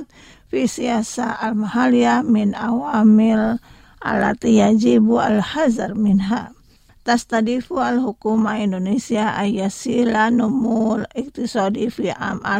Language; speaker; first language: Arabic; non-native, fluent; Indonesian